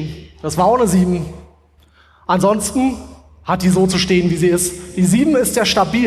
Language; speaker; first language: German; native; German